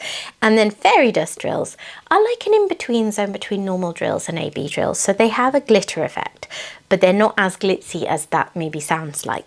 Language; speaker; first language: English; native; English